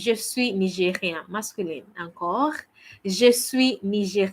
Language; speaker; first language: French; non-native, fluent; English